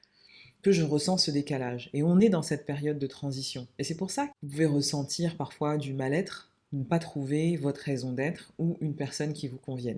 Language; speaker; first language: French; native; French